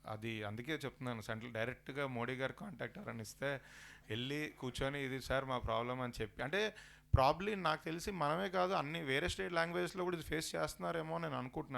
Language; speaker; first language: Telugu; native; Telugu